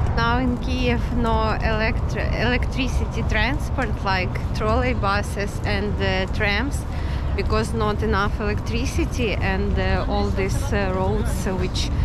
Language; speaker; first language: English; non-native, learner; Ukrainian